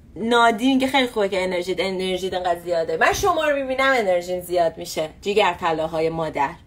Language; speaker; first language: Persian; native; Persian